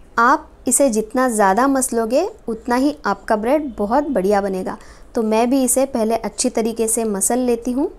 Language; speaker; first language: Hindi; non-native, local second language; Marathi